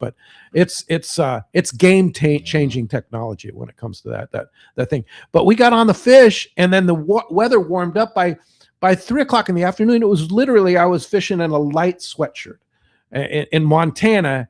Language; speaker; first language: English; native; English